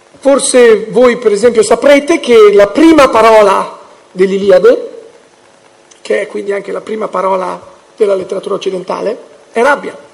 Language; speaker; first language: Italian; early bilingual, heritage; English